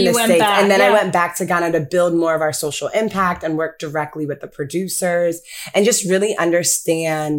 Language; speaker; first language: English; early bilingual, other home language; Akan